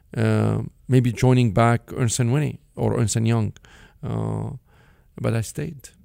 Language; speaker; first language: English; non-native, fluent; Arabic